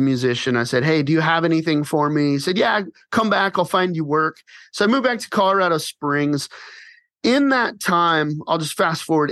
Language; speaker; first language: English; native; English